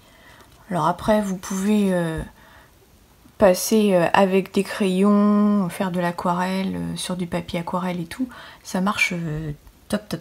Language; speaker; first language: French; native; French